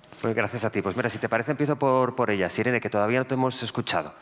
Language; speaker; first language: Spanish; native; Spanish